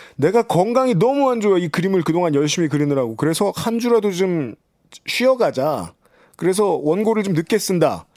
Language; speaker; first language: Korean; native; Korean